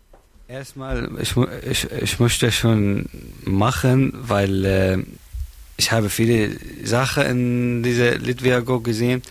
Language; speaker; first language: German; non-native, learner; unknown